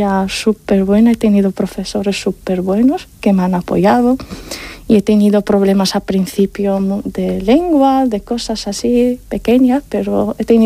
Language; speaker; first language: Spanish; non-native, fluent; Arabic